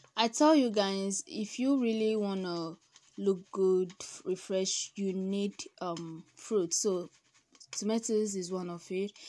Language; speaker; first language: English; non-native, local second language; Igbo